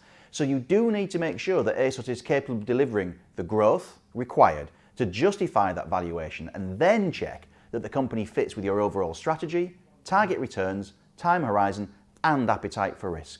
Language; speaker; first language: English; native; English